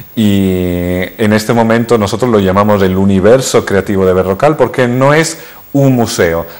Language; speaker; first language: Spanish; early bilingual, heritage; Spanish